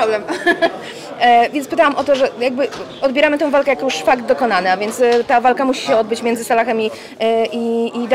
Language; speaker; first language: Polish; native; Polish